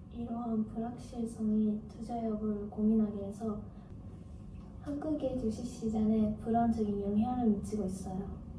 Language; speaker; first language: Korean; non-native, learner; Japanese